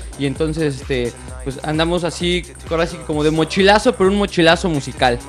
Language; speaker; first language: Spanish; native; Spanish